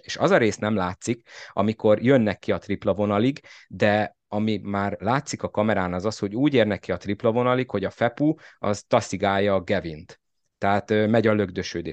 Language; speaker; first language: Hungarian; native; Hungarian